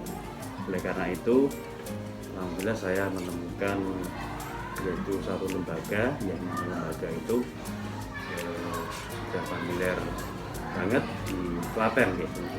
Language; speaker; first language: Indonesian; native; Indonesian